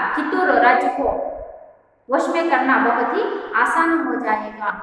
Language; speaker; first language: Hindi; non-native, local second language; Kannada